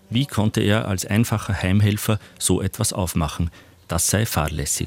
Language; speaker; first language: German; native; German